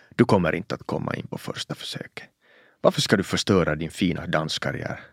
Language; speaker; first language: Swedish; native; Swedish